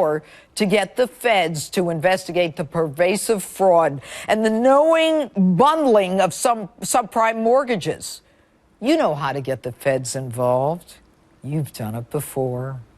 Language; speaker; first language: English; native; English